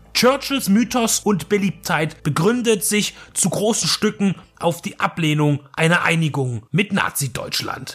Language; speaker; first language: German; native; German